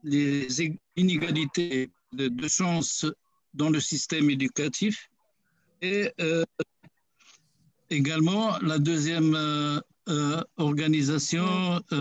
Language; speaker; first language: French; non-native, local second language; Arabic